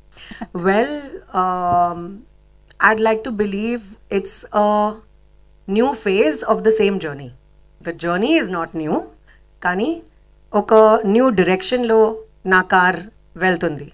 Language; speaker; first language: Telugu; non-native, fluent; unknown